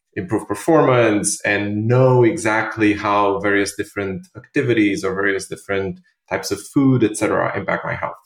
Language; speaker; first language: English; non-native, fluent; Romanian